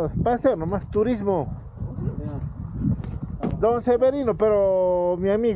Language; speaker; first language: Spanish; native; Spanish